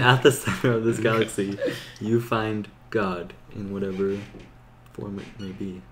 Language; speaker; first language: English; native; English